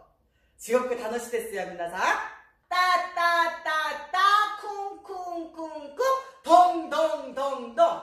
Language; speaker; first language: Japanese; non-native, fluent; Korean